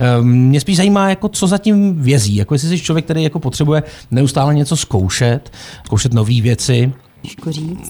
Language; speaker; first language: Czech; native; Czech